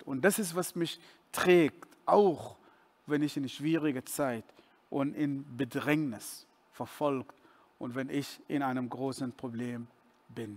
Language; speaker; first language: German; non-native, fluent; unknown